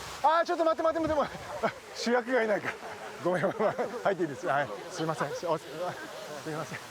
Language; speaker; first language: Japanese; native; Japanese